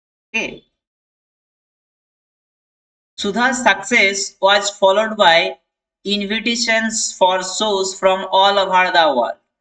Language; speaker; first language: English; non-native, local second language; Bangla